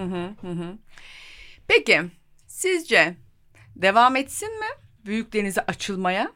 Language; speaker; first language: Turkish; native; Turkish